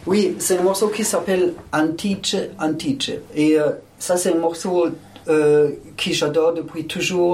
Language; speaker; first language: French; non-native, fluent; German